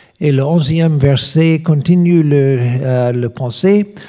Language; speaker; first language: French; non-native, learner; English